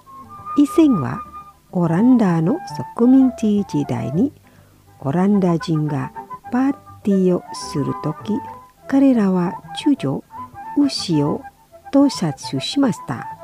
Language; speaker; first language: Japanese; non-native, fluent; Indonesian